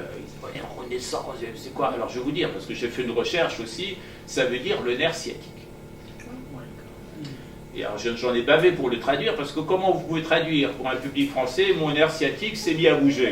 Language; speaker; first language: French; non-native, fluent; Persian